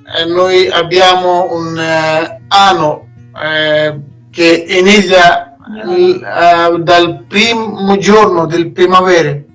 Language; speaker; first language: Italian; non-native, learner; Persian